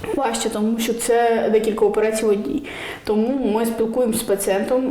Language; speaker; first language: Ukrainian; non-native, local second language; Russian